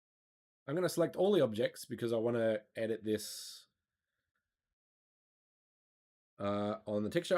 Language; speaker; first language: English; native; English